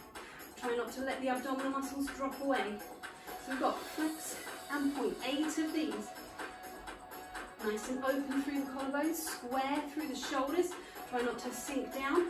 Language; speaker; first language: English; native; English